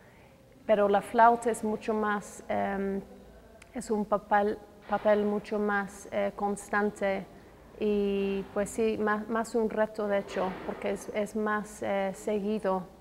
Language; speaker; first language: Spanish; non-native, fluent; English